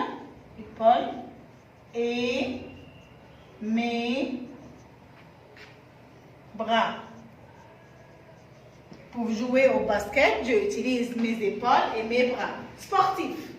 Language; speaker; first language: French; non-native, fluent; Arabic